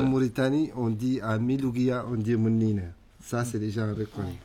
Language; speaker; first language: French; non-native, learner; Arabic